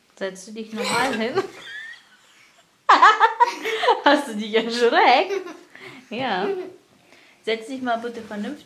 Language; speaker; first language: German; native; German